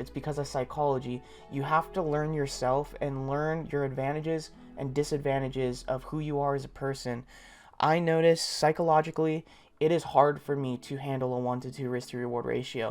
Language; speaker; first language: English; native; English